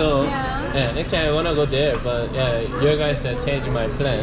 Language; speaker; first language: English; non-native, learner; Korean